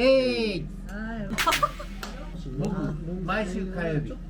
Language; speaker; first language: Japanese; native; Japanese